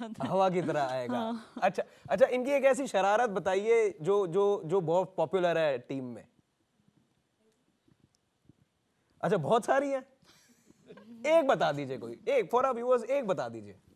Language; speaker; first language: Hindi; native; Hindi